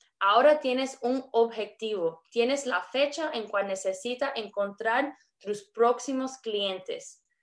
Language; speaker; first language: Spanish; early bilingual, heritage; English